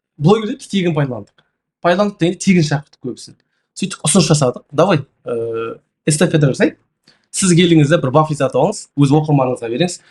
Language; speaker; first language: Kazakh; native; Kazakh